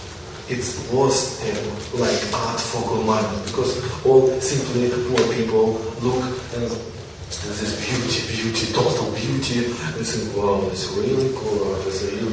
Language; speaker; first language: English; non-native, learner; Russian